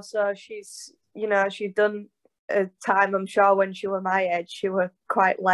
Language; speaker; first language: English; native; English